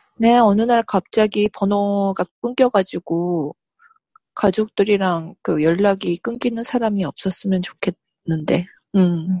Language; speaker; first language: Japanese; early bilingual, other home language; Korean